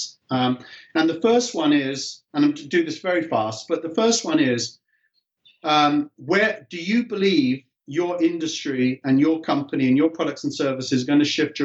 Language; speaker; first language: English; native; English